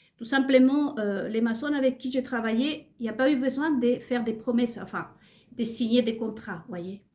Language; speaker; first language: French; non-native, fluent; Spanish